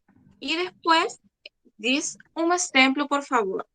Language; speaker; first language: Portuguese; non-native, fluent; Spanish